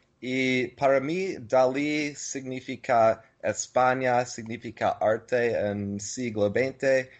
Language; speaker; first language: Spanish; non-native, learner; English